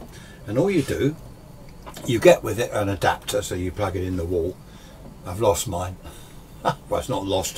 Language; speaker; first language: English; native; English